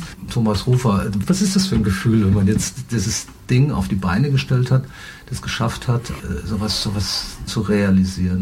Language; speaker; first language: German; native; German